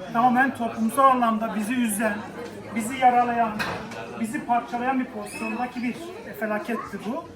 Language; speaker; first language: Turkish; non-native, local second language; Kurdish